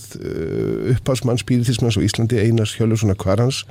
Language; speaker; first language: Icelandic; native; Icelandic